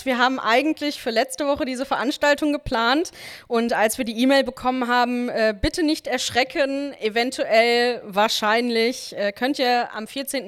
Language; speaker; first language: German; native; German